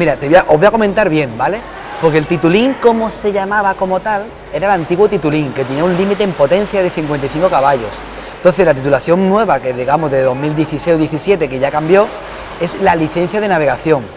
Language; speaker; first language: Spanish; native; Spanish